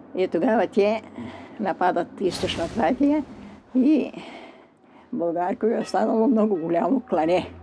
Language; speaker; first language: Bulgarian; native; Bulgarian